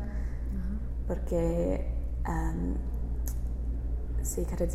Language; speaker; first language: Spanish; non-native, learner; English